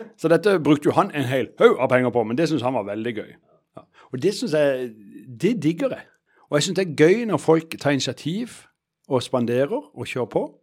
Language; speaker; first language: Norwegian; native; Norwegian